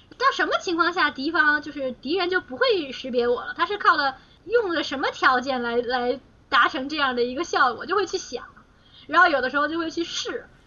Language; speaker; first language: Chinese; native; Chinese